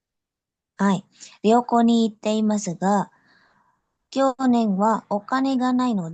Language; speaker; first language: Japanese; non-native, learner; Indonesian